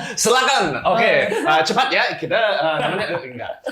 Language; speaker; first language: Indonesian; non-native, fluent; English